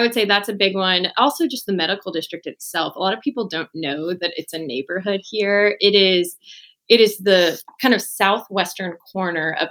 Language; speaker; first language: English; native; English